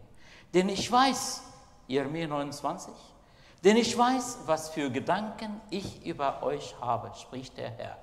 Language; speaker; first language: German; non-native, fluent; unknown